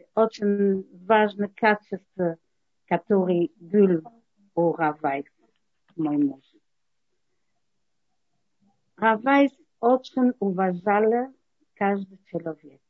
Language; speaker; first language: Russian; non-native, learner; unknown